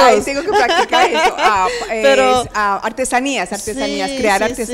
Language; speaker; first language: Spanish; native; Spanish